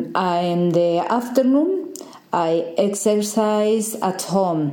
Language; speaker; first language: English; non-native, learner; Spanish